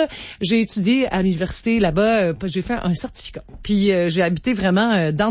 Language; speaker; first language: French; native; French